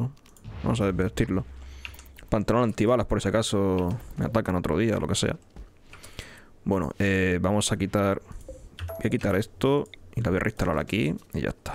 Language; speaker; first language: Spanish; native; Spanish